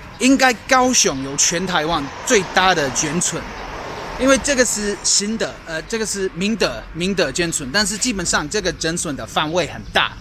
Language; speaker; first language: Chinese; non-native, fluent; English